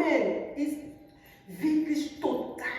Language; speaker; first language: German; non-native, learner; French